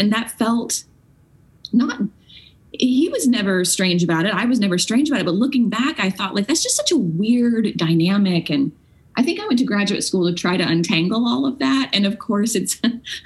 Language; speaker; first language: English; native; English